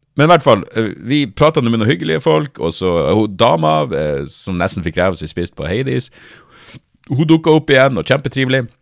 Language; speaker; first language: Norwegian; native; Norwegian